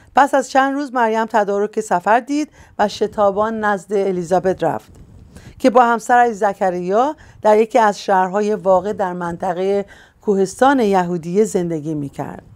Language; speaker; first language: Persian; native; Persian